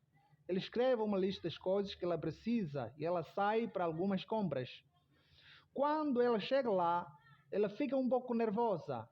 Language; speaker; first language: Portuguese; non-native, fluent; Somali